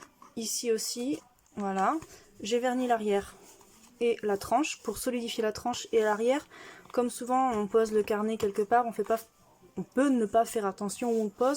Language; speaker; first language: French; native; French